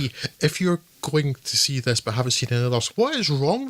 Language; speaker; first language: English; native; English